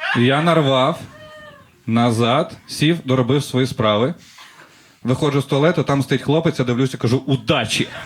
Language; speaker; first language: Ukrainian; non-native, local second language; Russian